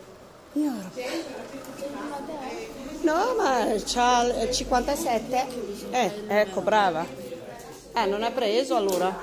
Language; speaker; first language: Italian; non-native, fluent; Arabic